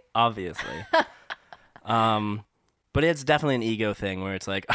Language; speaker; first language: English; native; English